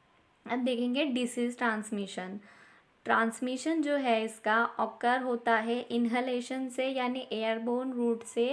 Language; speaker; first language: Hindi; native; Hindi